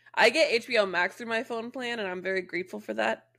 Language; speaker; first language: English; native; English